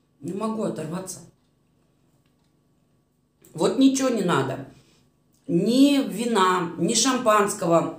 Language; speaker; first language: Russian; native; Russian